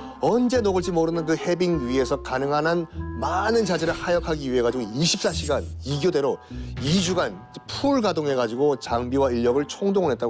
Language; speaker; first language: Korean; native; Korean